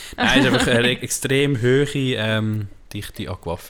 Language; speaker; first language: German; native; German